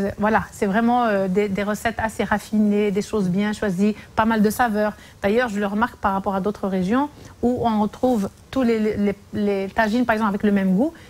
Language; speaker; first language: French; non-native, local second language; Arabic